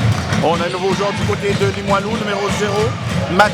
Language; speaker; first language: French; native; French